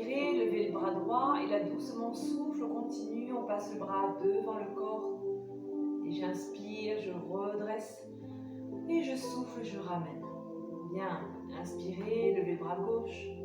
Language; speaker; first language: French; native; French